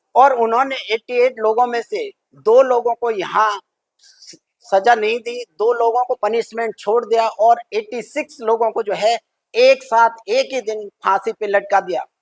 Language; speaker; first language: Hindi; native; Hindi